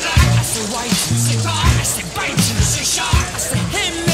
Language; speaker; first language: English; native; English